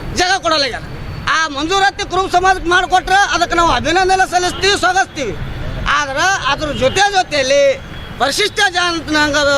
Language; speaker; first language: Kannada; native; Kannada